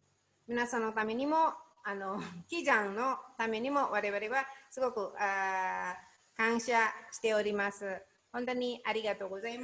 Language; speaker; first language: Japanese; non-native, learner; Indonesian